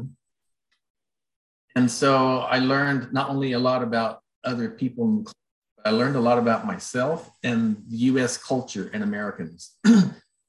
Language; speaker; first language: English; native; English